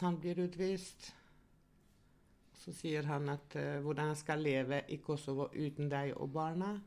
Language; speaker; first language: Norwegian; non-native, fluent; Albanian